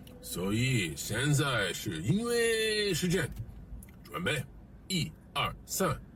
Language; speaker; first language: Chinese; non-native, learner; English